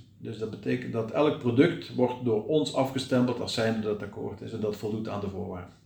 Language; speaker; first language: Dutch; native; Dutch